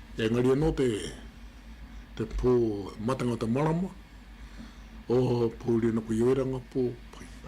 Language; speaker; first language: Māori; native; Māori